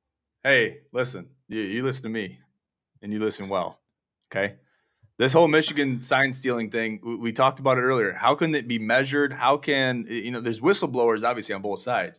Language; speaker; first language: English; native; English